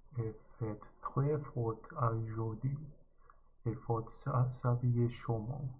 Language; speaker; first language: French; non-native, learner; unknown